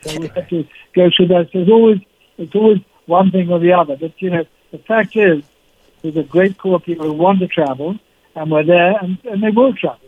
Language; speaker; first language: English; native; English